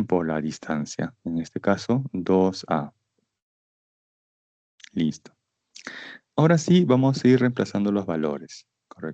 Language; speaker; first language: Spanish; native; Spanish